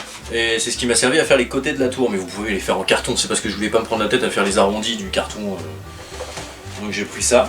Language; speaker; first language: French; native; French